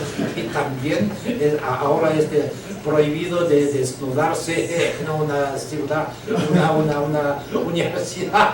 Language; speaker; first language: Spanish; non-native, learner; Chinese